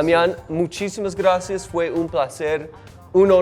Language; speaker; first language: Spanish; non-native, fluent; English